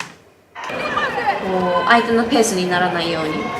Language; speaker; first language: Japanese; native; Japanese